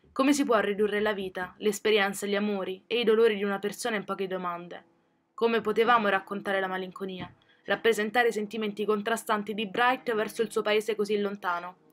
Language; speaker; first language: Italian; native; Italian